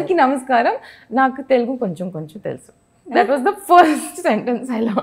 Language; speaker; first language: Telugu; non-native, learner; Kannada